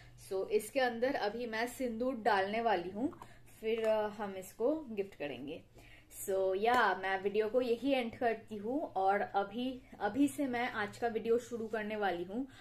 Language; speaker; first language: Hindi; non-native, local second language; Bangla